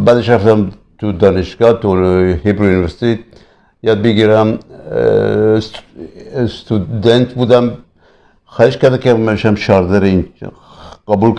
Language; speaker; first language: Persian; early bilingual, other home language; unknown